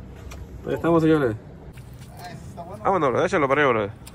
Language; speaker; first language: Spanish; native; Spanish